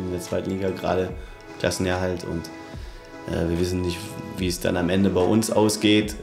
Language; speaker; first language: German; native; German